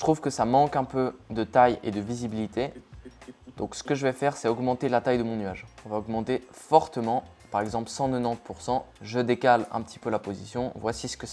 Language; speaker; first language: French; native; French